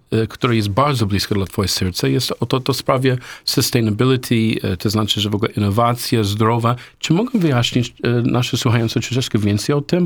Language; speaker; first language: Polish; non-native, learner; English